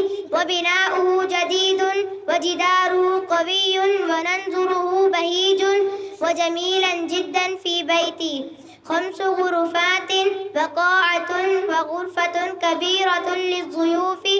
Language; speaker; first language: Arabic; non-native, learner; Urdu